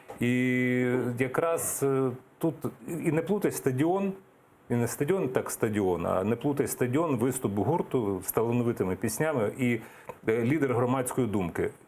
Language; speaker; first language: Ukrainian; native; Ukrainian